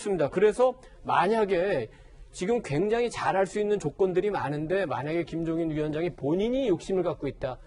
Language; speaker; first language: Korean; native; Korean